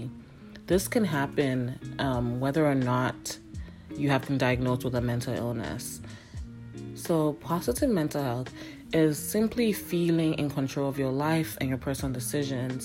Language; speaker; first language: English; non-native, local second language; Akan